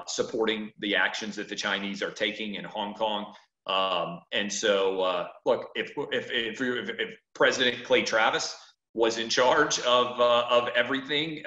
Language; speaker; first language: English; native; English